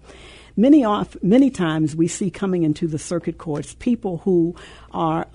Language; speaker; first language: English; native; English